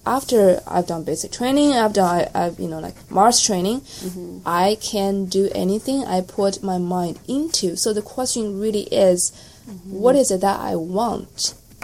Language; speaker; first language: English; non-native, fluent; Chinese